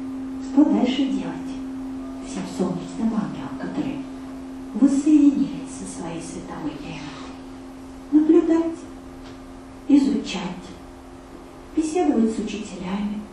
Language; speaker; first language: Russian; native; Russian